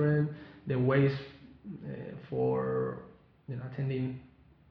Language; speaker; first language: English; non-native, learner; Spanish